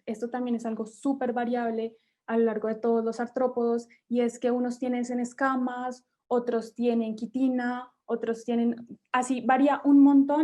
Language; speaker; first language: Spanish; native; Spanish